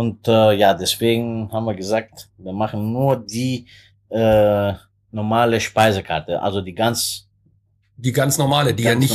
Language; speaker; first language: German; non-native, fluent; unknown